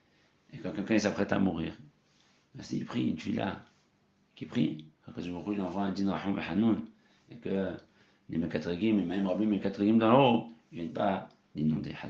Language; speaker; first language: French; native; French